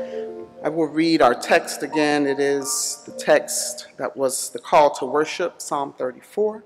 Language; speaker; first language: English; native; English